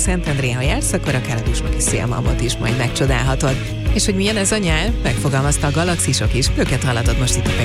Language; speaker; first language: Hungarian; native; Hungarian